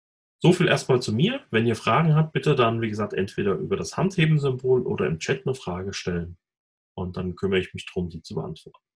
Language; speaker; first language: German; native; German